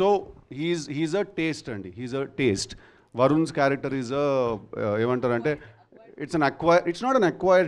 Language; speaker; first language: Telugu; native; Telugu